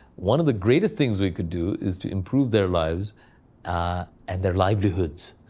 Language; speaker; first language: English; non-native, local second language; Malayalam